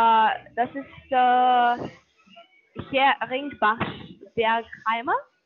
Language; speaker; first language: German; non-native, learner; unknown